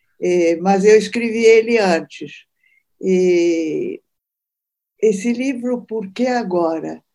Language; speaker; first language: Portuguese; early bilingual, other home language; Italian